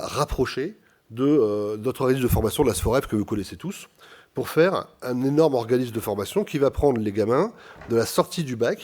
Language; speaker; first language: French; native; French